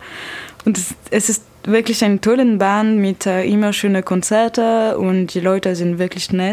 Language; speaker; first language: German; non-native, learner; French